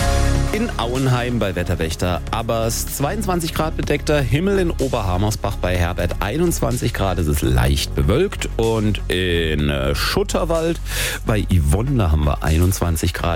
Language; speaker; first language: German; native; German